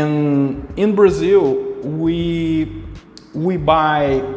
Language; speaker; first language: English; non-native, local second language; Portuguese